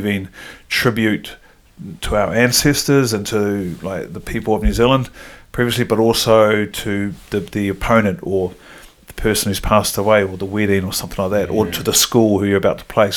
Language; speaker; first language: English; native; English